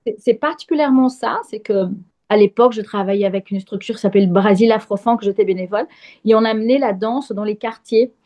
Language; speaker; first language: French; non-native, fluent; Portuguese